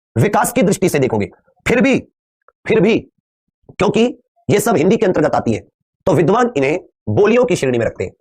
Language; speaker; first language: Hindi; native; Hindi